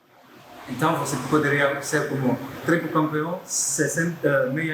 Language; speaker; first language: Portuguese; non-native, learner; French